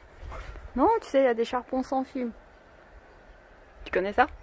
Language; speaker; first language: French; non-native, fluent; Chinese